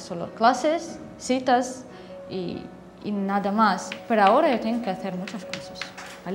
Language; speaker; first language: Spanish; non-native, learner; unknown